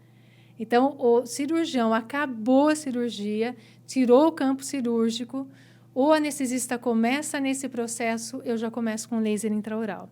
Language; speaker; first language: Portuguese; native; Portuguese